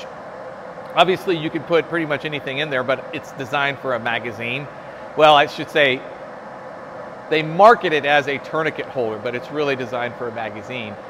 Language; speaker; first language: English; native; English